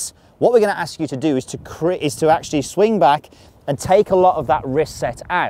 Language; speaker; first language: English; native; English